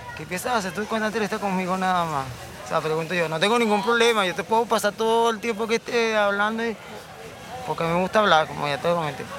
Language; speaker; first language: Spanish; native; Spanish